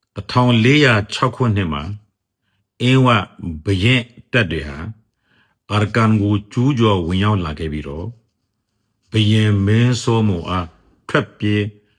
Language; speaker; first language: Burmese; non-native, local second language; Rohingya